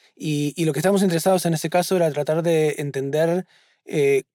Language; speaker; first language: Spanish; native; Spanish